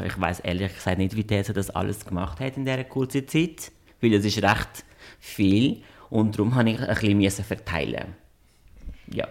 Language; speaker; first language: German; non-native, fluent; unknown